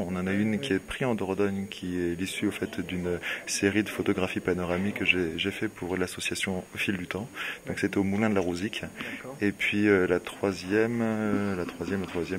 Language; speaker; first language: French; native; French